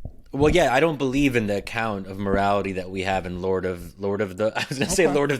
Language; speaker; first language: English; native; English